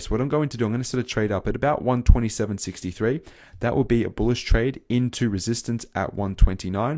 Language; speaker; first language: English; native; English